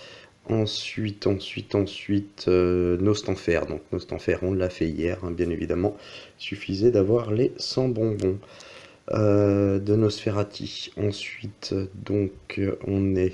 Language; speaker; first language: French; native; French